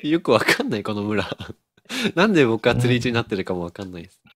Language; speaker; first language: Japanese; native; Japanese